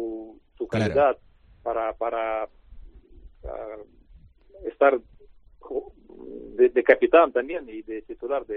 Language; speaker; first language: Spanish; non-native, learner; Russian